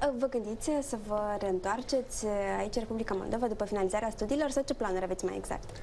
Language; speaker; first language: Romanian; native; Romanian